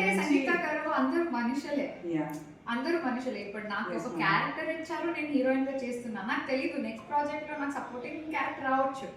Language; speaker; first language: Telugu; non-native, local second language; Kannada